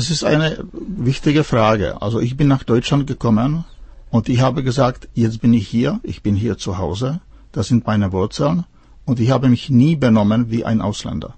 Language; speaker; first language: German; non-native, fluent; Czech